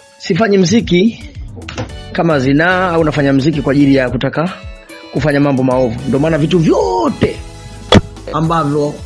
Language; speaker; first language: Swahili; native; Swahili